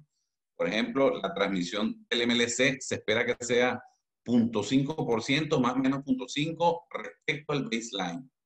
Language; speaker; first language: Spanish; native; Spanish